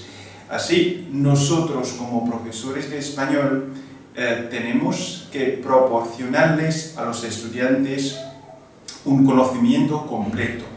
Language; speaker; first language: Spanish; non-native, fluent; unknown